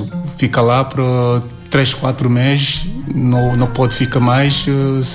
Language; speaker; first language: Portuguese; non-native, learner; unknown